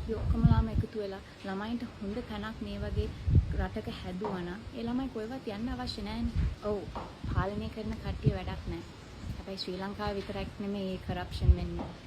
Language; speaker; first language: Sinhala; early bilingual, heritage; Sinhala